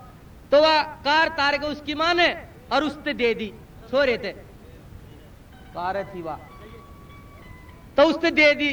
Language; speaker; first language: Hindi; non-native, local second language; Haryanvi